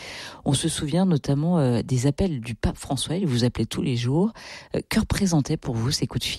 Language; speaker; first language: French; native; French